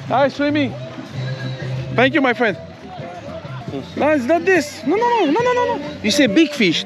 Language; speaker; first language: English; non-native, learner; French